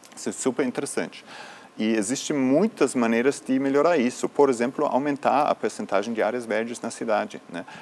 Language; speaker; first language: Portuguese; non-native, fluent; German